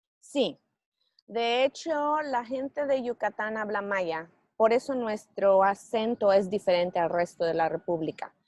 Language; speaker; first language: Spanish; native; Spanish